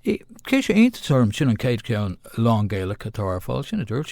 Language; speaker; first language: Irish; non-native, local second language; English